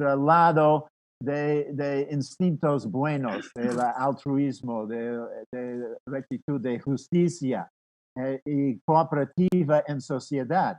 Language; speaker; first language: Spanish; non-native, fluent; English